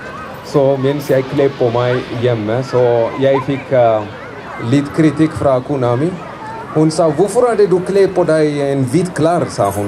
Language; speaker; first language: Norwegian; non-native, fluent; Amharic